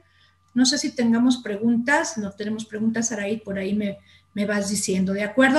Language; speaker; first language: Spanish; native; Spanish